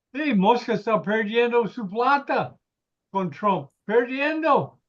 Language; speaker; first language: Spanish; non-native, learner; English